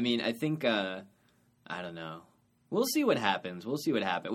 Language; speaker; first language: English; native; English